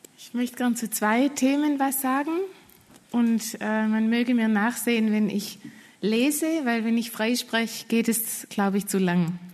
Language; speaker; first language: German; native; German